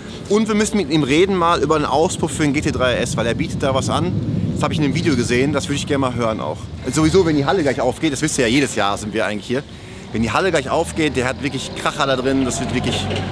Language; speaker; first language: German; native; German